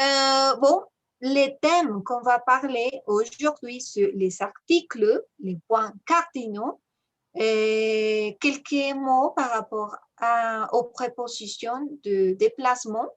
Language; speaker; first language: French; non-native, fluent; Spanish